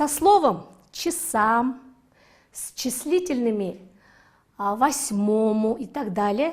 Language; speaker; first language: Russian; non-native, fluent; Mongolian